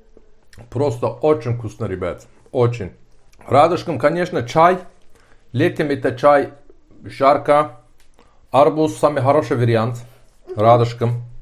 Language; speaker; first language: Russian; non-native, learner; Turkish